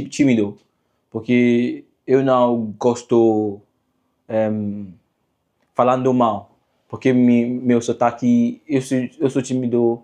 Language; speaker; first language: Portuguese; non-native, learner; English